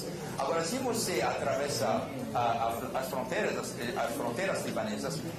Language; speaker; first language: Portuguese; non-native, fluent; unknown